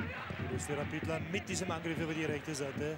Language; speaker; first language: German; native; German